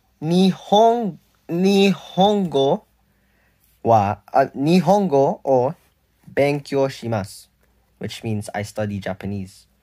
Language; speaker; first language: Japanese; non-native, learner; English